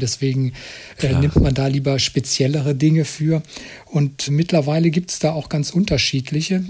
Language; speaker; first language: German; native; German